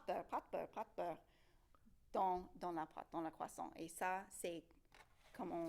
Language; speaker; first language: French; non-native, local second language; English